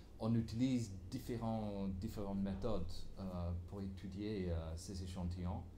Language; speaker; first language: French; non-native, fluent; English